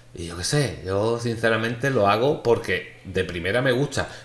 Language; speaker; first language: Spanish; native; Spanish